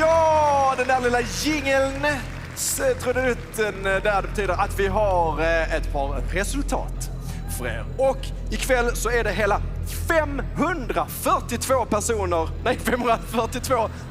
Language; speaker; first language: Swedish; native; Swedish